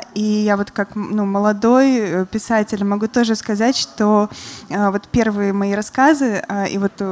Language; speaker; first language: Russian; native; Russian